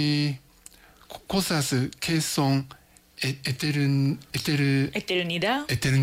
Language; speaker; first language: Spanish; non-native, learner; Japanese